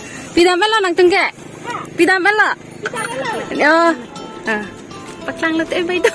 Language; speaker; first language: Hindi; non-native, local second language; Karbi